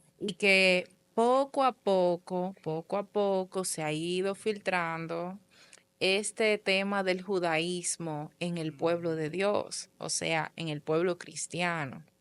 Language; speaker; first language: Spanish; native; Spanish